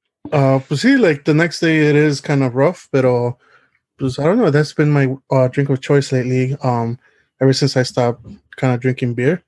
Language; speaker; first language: English; early bilingual, other home language; Spanish